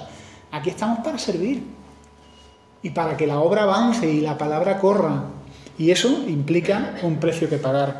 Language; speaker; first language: Spanish; native; Spanish